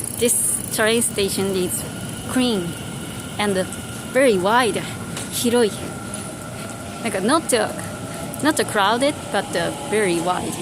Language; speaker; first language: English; non-native, local second language; Japanese